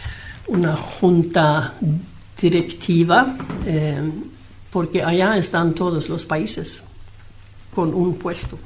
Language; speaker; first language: Spanish; non-native, fluent; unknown